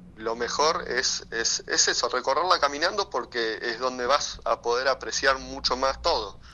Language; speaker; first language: Spanish; native; Spanish